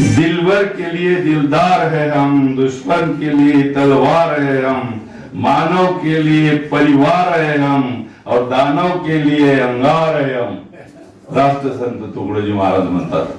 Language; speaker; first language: Hindi; non-native, local second language; Marathi